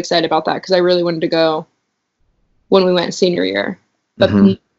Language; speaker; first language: English; native; English